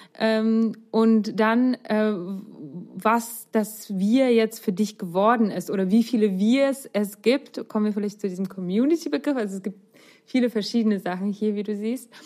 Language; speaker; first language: German; native; German